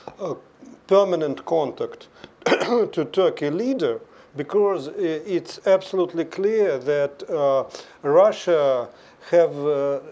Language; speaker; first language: English; non-native, fluent; Russian